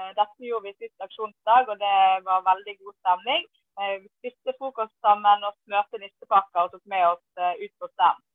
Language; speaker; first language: Norwegian; native; Norwegian